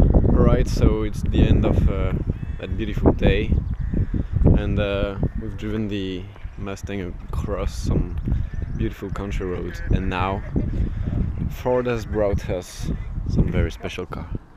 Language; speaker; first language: English; non-native, fluent; French